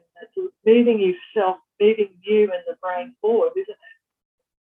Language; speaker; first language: English; native; English